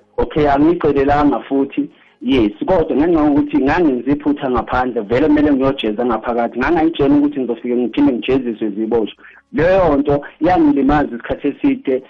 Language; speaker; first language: Zulu; native; Zulu